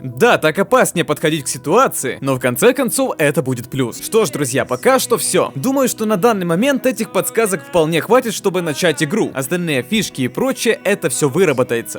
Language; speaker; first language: Russian; native; Russian